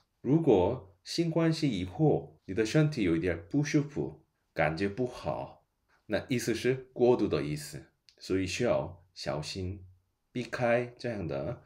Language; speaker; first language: Chinese; non-native, fluent; Korean